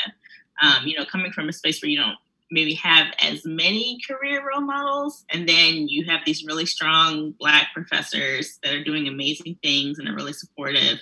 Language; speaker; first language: English; native; English